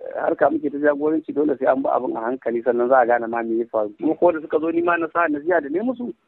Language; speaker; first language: Hausa; native; Hausa